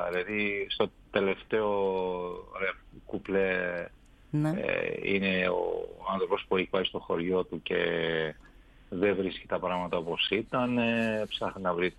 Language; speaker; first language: Greek; non-native, fluent; Armenian